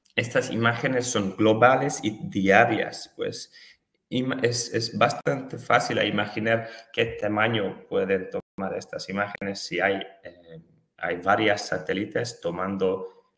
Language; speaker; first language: Spanish; non-native, fluent; Hungarian